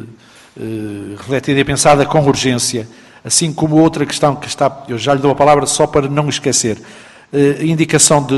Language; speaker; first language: Portuguese; native; Portuguese